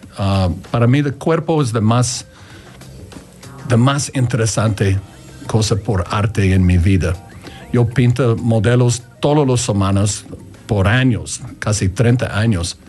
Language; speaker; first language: Spanish; non-native, learner; English